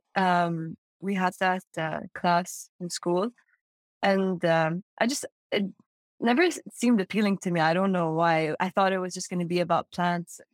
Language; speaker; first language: English; non-native, fluent; Arabic